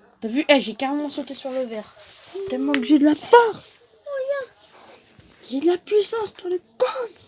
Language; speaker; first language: French; native; French